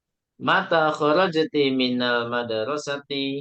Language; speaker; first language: Arabic; non-native, learner; Indonesian